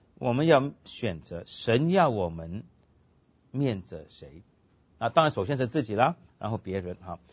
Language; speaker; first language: Chinese; non-native, local second language; Cantonese